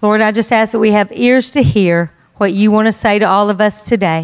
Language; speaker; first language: English; native; English